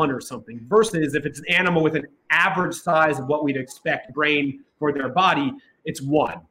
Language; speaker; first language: English; native; English